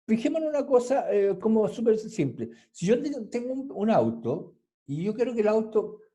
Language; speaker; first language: Spanish; native; Spanish